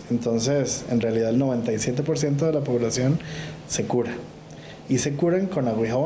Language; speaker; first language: Spanish; native; Spanish